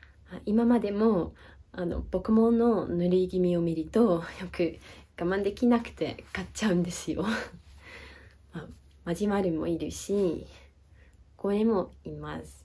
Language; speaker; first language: Japanese; non-native, fluent; Dutch